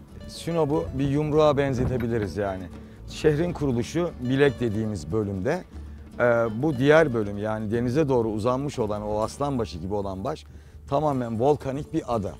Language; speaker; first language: Turkish; native; Turkish